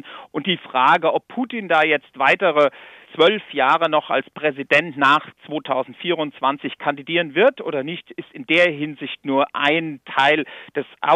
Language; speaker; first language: German; native; German